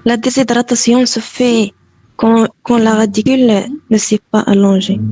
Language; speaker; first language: French; non-native, local second language; Arabic